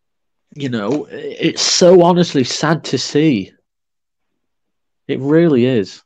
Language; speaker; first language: English; native; English